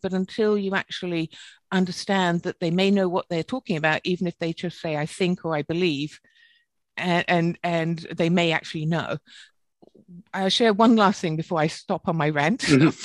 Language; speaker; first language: English; native; English